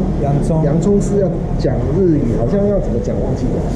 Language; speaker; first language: Chinese; native; Chinese